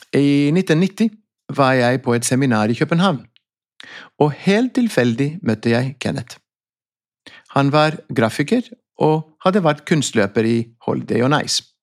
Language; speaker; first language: Norwegian; non-native, fluent; Greek